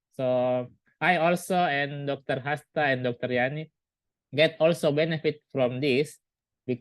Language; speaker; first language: English; non-native, learner; Indonesian